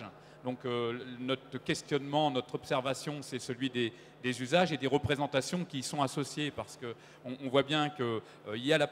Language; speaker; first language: French; native; French